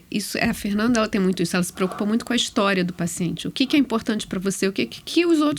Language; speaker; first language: Portuguese; native; Portuguese